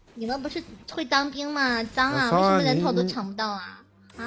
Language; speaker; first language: Chinese; native; Chinese